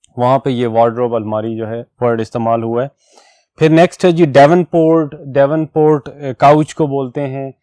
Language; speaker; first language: Urdu; non-native, local second language; Pashto